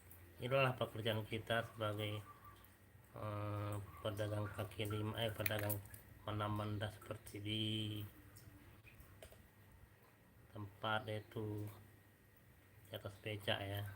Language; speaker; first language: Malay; non-native, local second language; Minangkabau